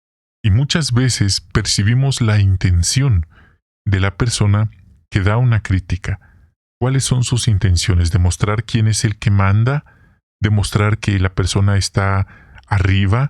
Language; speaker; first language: Spanish; native; Spanish